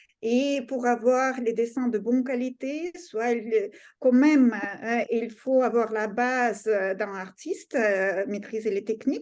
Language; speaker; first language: French; non-native, fluent; Russian